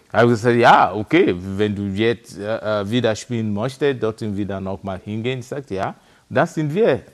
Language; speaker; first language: German; non-native, fluent; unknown